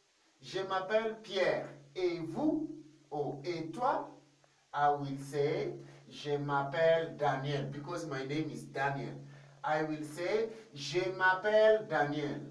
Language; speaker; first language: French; non-native, fluent; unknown